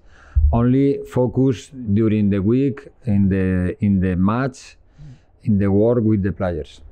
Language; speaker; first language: English; non-native, learner; Spanish